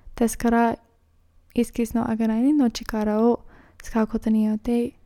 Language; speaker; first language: Japanese; non-native, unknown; English